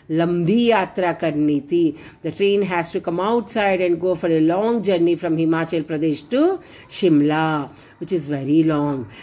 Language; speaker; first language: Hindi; non-native, local second language; Telugu